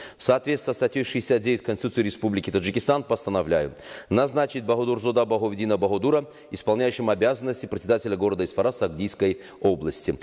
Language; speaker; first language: Russian; non-native, local second language; Tajik